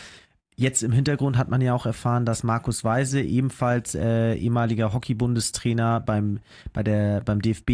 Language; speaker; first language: German; native; German